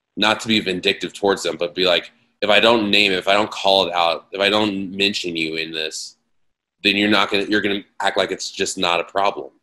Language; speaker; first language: English; native; English